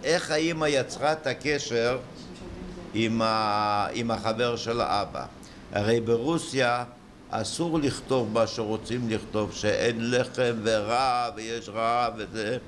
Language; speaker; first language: Hebrew; early bilingual, other home language; Yiddish